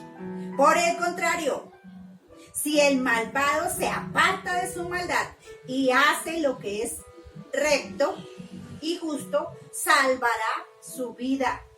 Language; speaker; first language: Spanish; native; Spanish